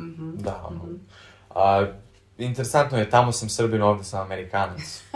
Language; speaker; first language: Serbian; early bilingual, heritage; Serbian